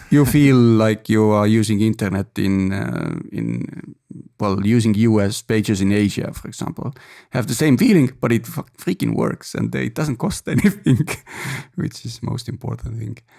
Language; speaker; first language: English; non-native, fluent; Estonian